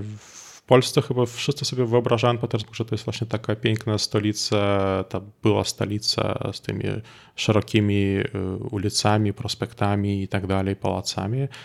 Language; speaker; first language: Polish; non-native, fluent; Russian